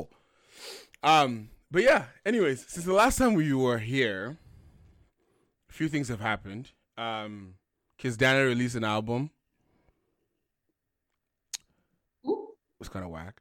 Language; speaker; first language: English; non-native, local second language; Yoruba